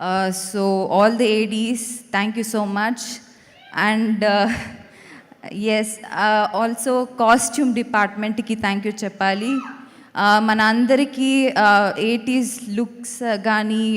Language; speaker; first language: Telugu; non-native, local second language; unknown